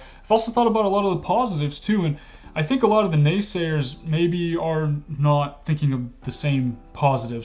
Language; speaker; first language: English; native; English